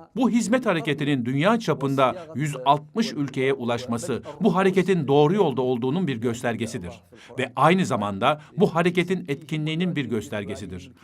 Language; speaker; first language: Turkish; non-native, fluent; Arabic